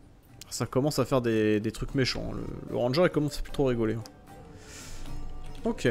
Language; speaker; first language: French; native; French